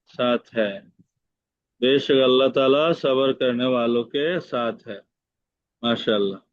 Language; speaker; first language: Hindi; non-native, fluent; Bangla